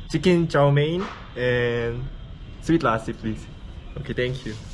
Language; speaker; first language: English; non-native, learner; Korean